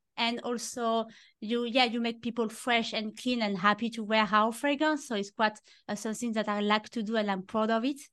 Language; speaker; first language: English; non-native, fluent; French